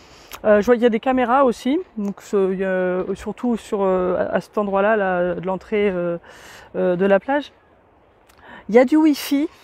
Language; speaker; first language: French; native; French